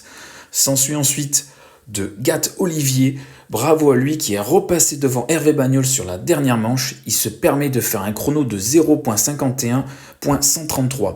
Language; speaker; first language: French; native; French